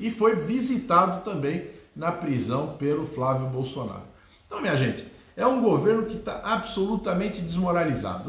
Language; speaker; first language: Portuguese; native; Portuguese